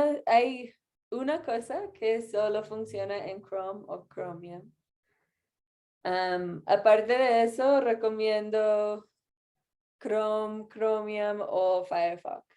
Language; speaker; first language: Spanish; non-native, fluent; English